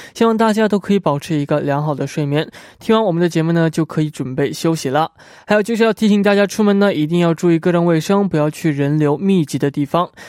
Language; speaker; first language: Chinese; native; Chinese